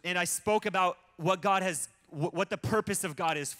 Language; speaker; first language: English; early bilingual, other home language; Russian